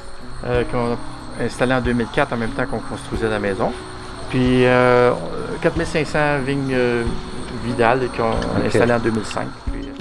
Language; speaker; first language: French; native; French